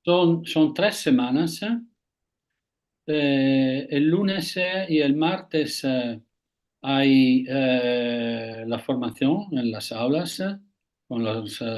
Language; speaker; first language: Spanish; non-native, fluent; Italian